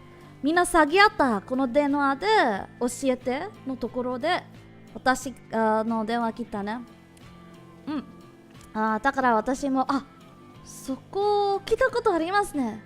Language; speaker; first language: Japanese; non-native, learner; English